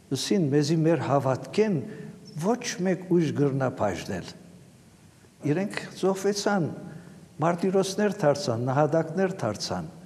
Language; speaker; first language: Armenian; native; Armenian